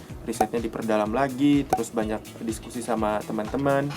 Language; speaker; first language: Indonesian; native; Indonesian